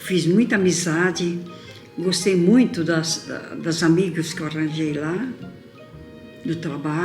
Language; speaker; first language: Portuguese; non-native, local second language; Japanese